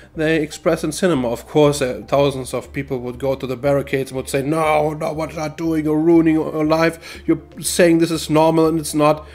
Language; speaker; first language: English; non-native, fluent; German